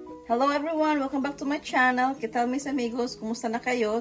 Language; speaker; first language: Spanish; non-native, learner; Filipino